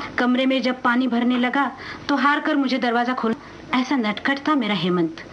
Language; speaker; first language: Hindi; non-native, local second language; Marathi